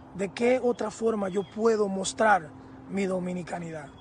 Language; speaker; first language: Spanish; early bilingual, heritage; Spanish